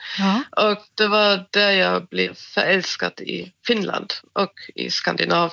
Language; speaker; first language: Swedish; non-native, fluent; German